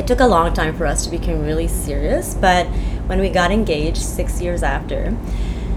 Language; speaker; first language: English; non-native, fluent; French